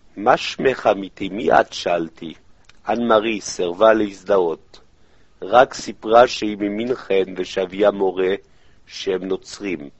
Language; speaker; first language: Hebrew; non-native, fluent; French